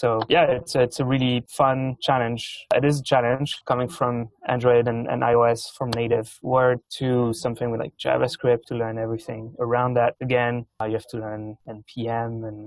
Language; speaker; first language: English; non-native, fluent; French